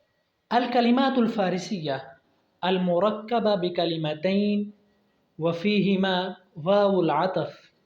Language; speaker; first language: Arabic; non-native, fluent; Urdu